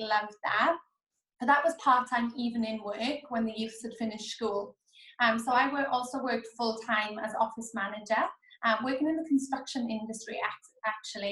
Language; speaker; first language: English; native; English